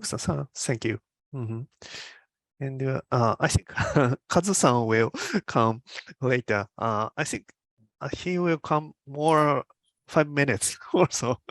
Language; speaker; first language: English; non-native, learner; Japanese